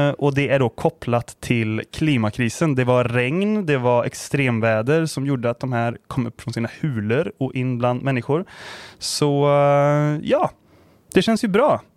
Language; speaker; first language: Swedish; native; Swedish